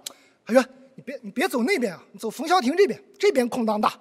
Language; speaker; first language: Chinese; native; Chinese